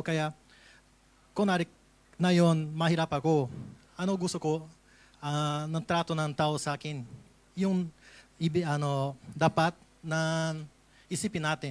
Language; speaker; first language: Filipino; non-native, learner; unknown